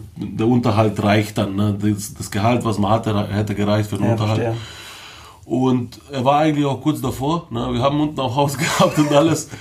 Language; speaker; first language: German; early bilingual, other home language; Bosnian